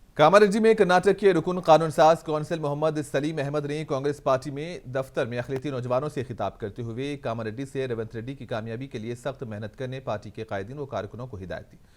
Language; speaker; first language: Hindi; non-native, local second language; Urdu